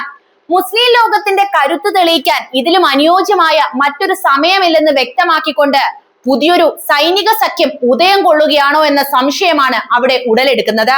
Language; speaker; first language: Malayalam; native; Malayalam